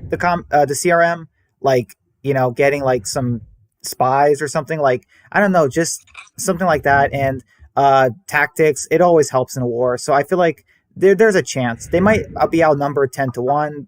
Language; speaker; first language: English; native; English